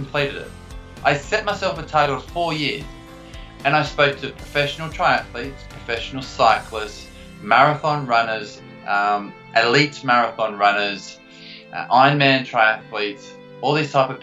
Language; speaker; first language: English; native; English